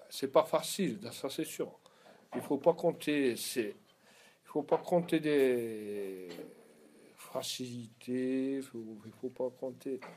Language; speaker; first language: French; non-native, learner; Japanese